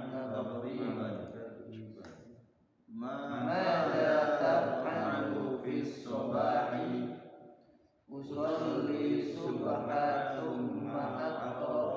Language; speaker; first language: Arabic; non-native, learner; Indonesian